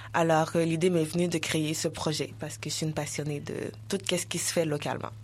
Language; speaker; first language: French; early bilingual, other home language; Haitian Creole